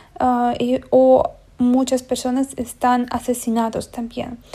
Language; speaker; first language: Spanish; non-native, fluent; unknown